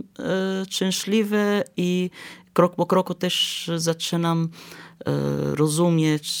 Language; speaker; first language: Polish; non-native, fluent; Arabic